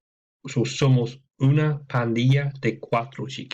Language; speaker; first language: Spanish; non-native, fluent; English